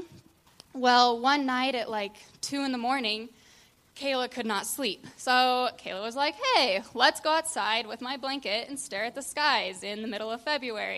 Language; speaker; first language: English; native; English